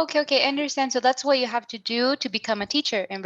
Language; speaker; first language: English; non-native, fluent; Spanish